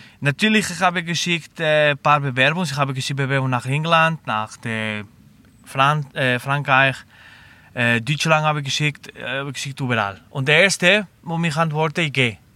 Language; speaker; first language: German; non-native, learner; Spanish